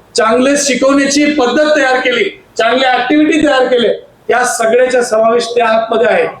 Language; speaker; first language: Marathi; non-native, local second language; Hindi